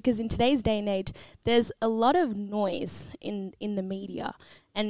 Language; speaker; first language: English; native; English